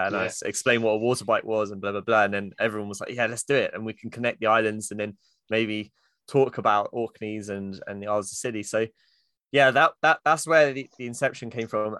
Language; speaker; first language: English; native; English